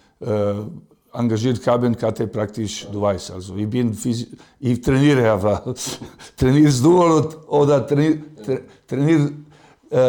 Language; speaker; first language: German; non-native, fluent; Serbian